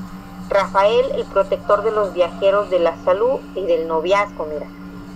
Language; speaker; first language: Spanish; native; Spanish